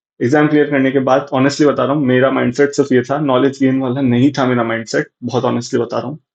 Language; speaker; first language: Hindi; native; Hindi